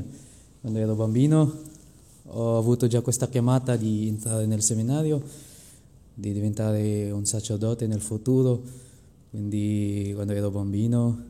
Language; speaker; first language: Italian; non-native, fluent; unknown